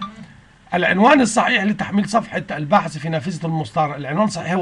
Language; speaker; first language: Arabic; native; Arabic